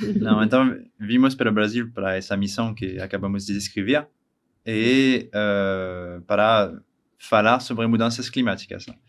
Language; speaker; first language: Portuguese; non-native, learner; French